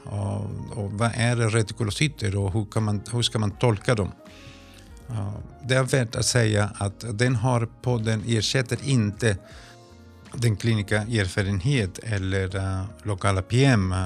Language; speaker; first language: Swedish; non-native, fluent; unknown